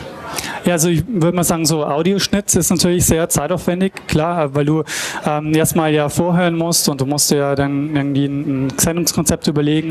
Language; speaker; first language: German; native; German